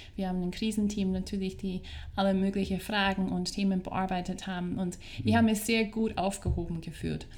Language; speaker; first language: German; non-native, fluent; English